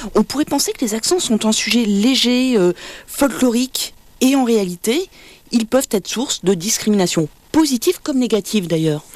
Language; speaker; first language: French; native; French